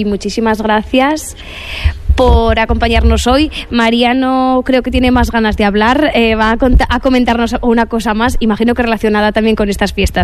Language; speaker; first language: Spanish; native; Spanish